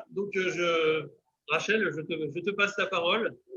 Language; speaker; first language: French; native; French